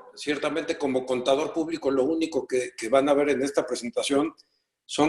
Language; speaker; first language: Spanish; native; Spanish